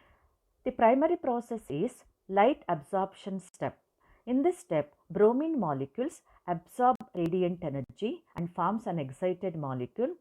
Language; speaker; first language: English; non-native, local second language; Kannada